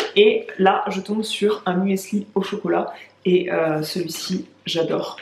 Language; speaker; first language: French; native; French